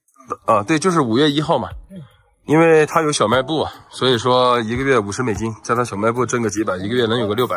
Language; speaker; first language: Chinese; native; Chinese